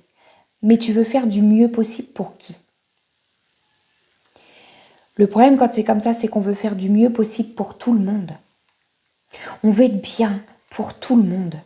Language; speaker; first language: French; native; French